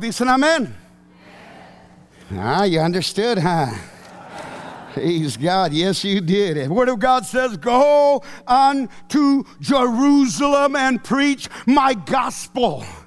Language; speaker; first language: English; early bilingual, other home language; Spanish